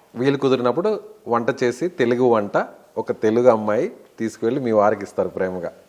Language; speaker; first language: Telugu; native; Telugu